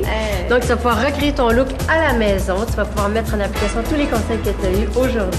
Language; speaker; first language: French; native; French